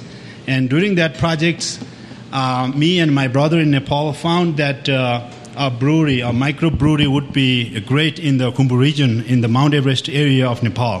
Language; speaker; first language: English; non-native, local second language; Sherpa